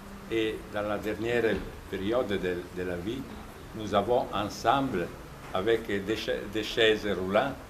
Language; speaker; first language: French; non-native, fluent; Italian